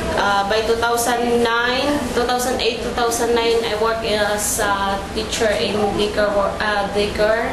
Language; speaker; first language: English; non-native, learner; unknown